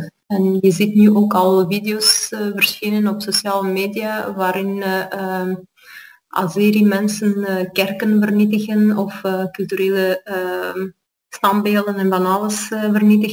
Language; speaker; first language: Dutch; non-native, fluent; Armenian